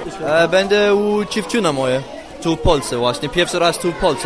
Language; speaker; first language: Polish; non-native, learner; Danish